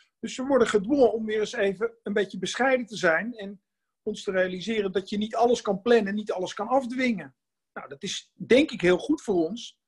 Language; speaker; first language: Dutch; native; Dutch